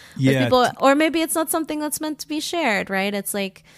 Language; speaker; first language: English; early bilingual, other home language; Spanish